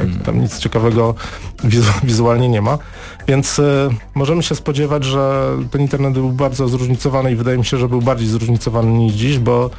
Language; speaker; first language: Polish; native; Polish